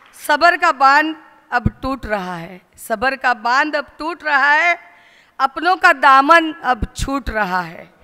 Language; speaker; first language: Hindi; non-native, local second language; Marathi